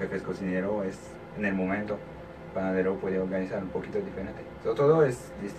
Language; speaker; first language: Spanish; non-native, learner; French